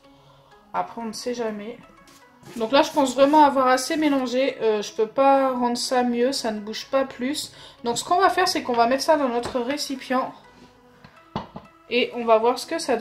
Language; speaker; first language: French; native; French